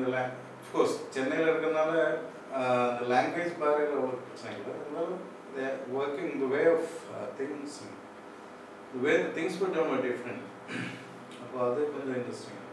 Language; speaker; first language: Tamil; non-native, local second language; Malayalam